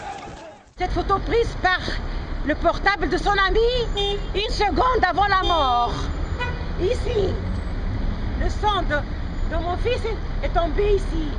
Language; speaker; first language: French; non-native, local second language; Arabic